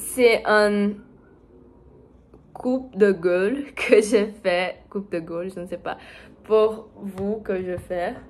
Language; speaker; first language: French; non-native, learner; Portuguese